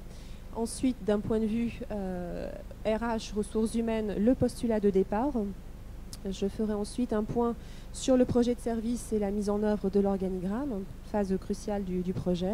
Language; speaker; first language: French; native; French